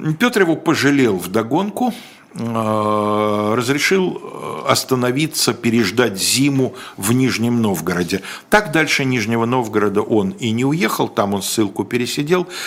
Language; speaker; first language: Russian; native; Russian